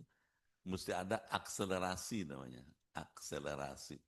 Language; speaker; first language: Indonesian; native; Indonesian